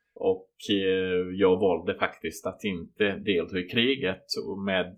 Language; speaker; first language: Swedish; non-native, fluent; Croatian